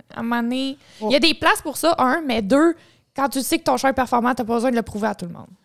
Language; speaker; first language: French; native; French